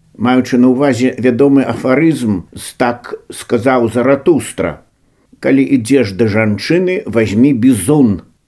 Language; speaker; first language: Belarusian; native; Belarusian